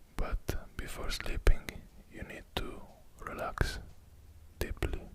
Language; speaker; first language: English; non-native, fluent; Italian